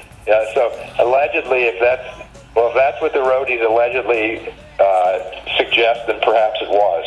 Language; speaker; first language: English; native; English